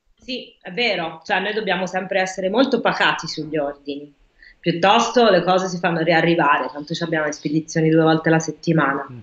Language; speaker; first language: Italian; native; Italian